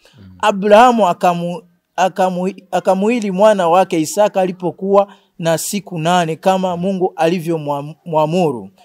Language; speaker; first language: Swahili; non-native, local second language; Rundi